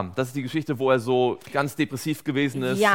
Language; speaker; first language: German; native; German